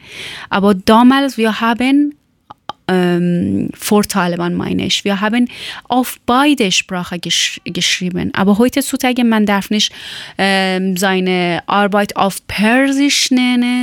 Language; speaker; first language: German; non-native, learner; Persian